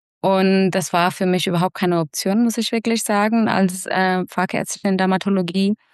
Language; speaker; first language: German; non-native, fluent; Hindi